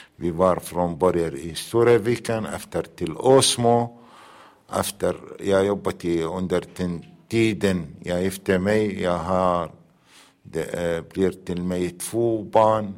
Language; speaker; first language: Swedish; non-native, learner; Arabic